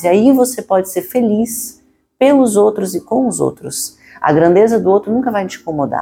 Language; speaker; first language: Portuguese; native; Portuguese